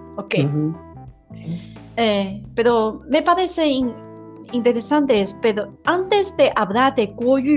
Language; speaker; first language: Spanish; non-native, learner; Chinese